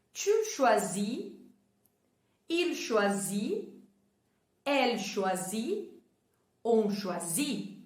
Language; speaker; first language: French; non-native, fluent; Portuguese